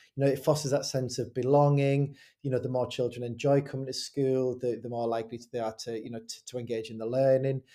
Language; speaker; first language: English; native; English